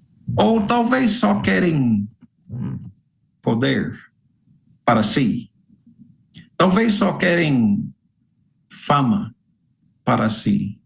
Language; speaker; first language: Portuguese; non-native, fluent; English